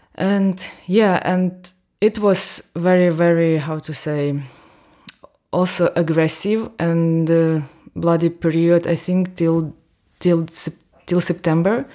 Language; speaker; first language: English; non-native, fluent; Ukrainian